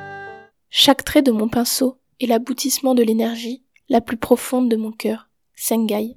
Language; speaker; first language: French; native; French